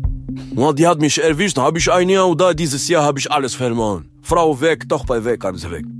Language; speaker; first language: German; non-native, learner; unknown